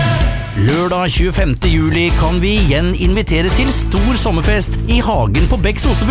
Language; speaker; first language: Norwegian; native; Norwegian